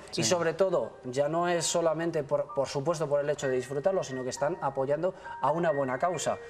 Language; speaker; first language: Spanish; native; Spanish